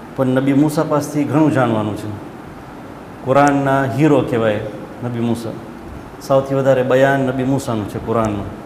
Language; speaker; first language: Gujarati; early bilingual, heritage; Gujarati